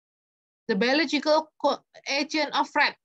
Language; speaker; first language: English; non-native, fluent; Indonesian